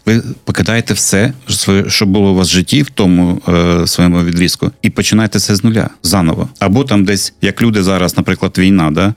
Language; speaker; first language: Ukrainian; non-native, local second language; Russian